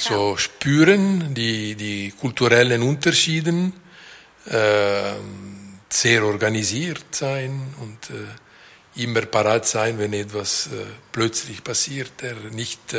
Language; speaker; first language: German; non-native, local second language; French